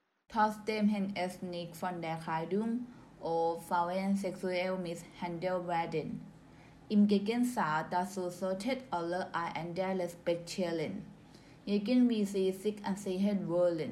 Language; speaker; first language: German; non-native, learner; Thai